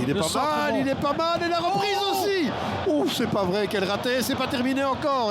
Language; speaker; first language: French; native; French